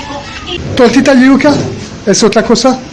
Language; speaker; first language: Spanish; non-native, learner; French